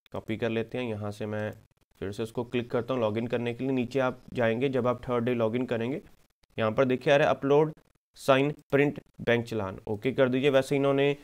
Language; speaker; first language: Hindi; non-native, local second language; Punjabi